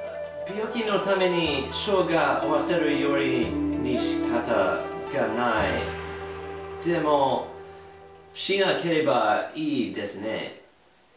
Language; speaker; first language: Japanese; non-native, learner; English